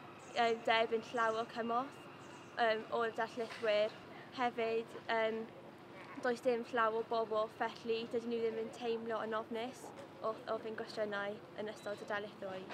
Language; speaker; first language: Welsh; non-native, local second language; English